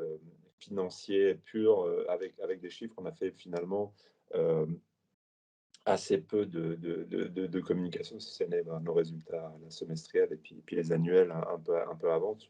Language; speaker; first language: French; native; French